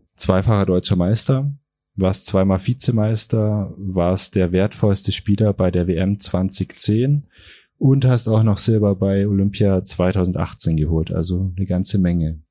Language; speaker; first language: German; native; German